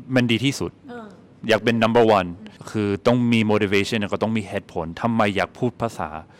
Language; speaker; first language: Thai; non-native, fluent; English